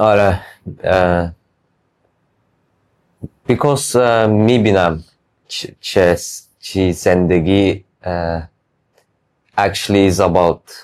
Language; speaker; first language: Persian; early bilingual, heritage; English